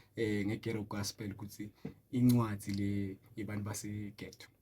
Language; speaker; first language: Zulu; non-native, local second language; Swati